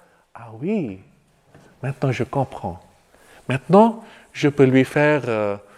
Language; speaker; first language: French; non-native, fluent; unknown